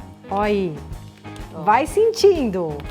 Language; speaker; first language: Portuguese; native; Portuguese